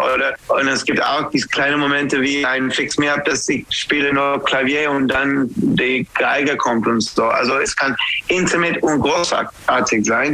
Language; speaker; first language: German; non-native, fluent; English